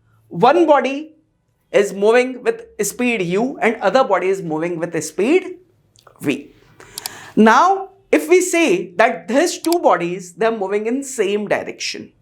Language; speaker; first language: English; non-native, local second language; Hindi